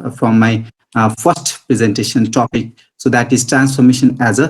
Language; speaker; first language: English; non-native, local second language; Nepali